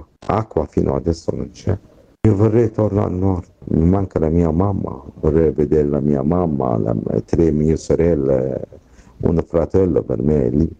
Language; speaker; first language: Italian; non-native, learner; Arabic